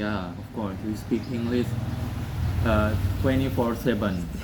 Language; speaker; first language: English; non-native, learner; Indonesian